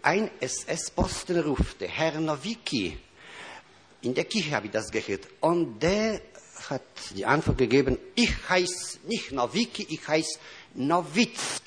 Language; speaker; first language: German; non-native, fluent; Polish